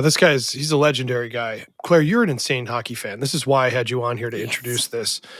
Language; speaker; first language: English; native; English